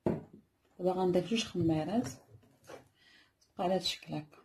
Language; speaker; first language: Arabic; native; Arabic